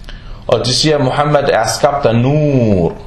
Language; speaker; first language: Danish; non-native, fluent; Arabic